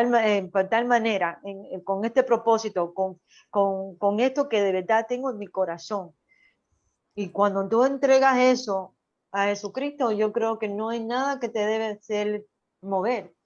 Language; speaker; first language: Spanish; early bilingual, heritage; Spanish